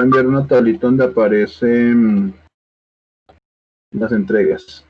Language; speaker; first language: Spanish; native; Spanish